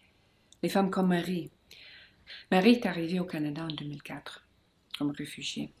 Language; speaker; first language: French; non-native, local second language; English